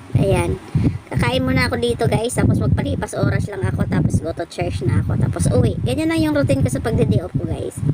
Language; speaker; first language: Filipino; native; Filipino